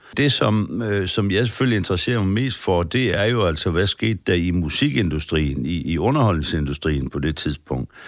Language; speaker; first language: Danish; native; Danish